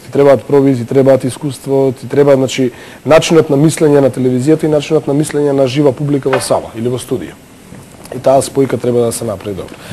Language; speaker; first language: Macedonian; native; Macedonian